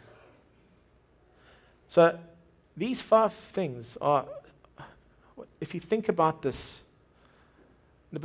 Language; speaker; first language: English; native; English